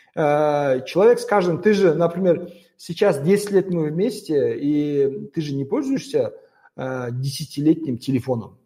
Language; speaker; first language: Russian; non-native, local second language; Kazakh